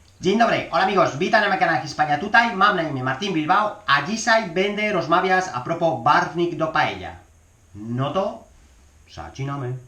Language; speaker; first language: Polish; non-native, learner; Spanish